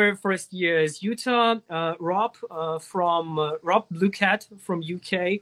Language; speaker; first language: English; non-native, learner; Russian